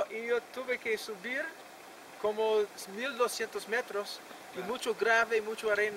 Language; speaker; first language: Spanish; non-native, learner; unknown